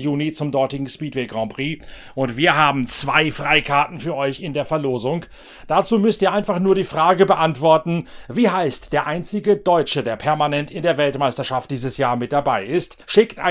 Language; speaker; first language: German; native; German